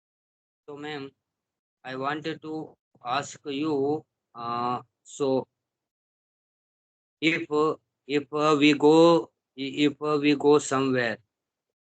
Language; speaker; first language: English; non-native, learner; Hindi